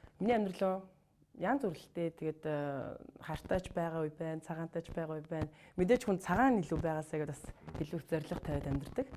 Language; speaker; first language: Mongolian; non-native, local second language; Kazakh